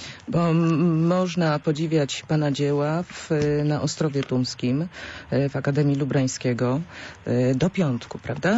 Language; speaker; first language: Polish; native; Polish